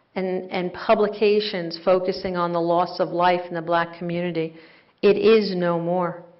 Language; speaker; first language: English; native; English